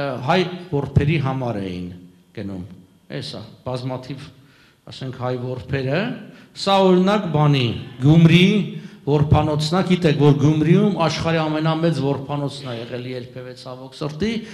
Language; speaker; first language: Armenian; native; Armenian